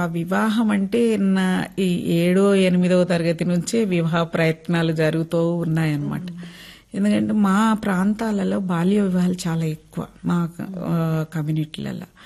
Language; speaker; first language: Telugu; non-native, local second language; Lambadi